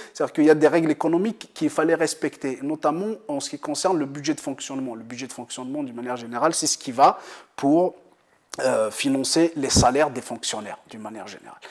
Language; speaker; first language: French; non-native, local second language; Kabyle